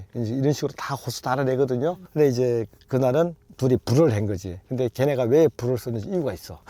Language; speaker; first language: Korean; native; Korean